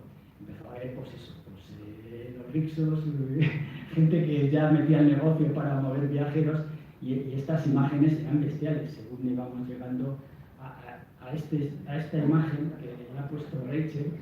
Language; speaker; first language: Spanish; native; Spanish